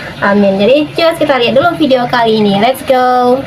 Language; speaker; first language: Indonesian; native; Indonesian